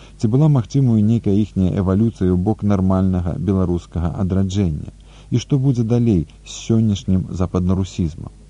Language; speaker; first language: Belarusian; native; Belarusian